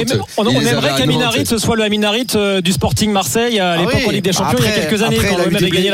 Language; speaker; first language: French; native; French